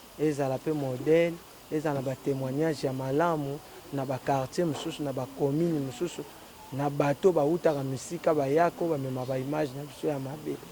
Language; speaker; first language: Lingala; non-native, local second language; Kongo